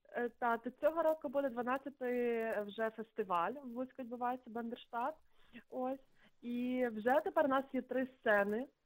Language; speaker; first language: Ukrainian; native; Ukrainian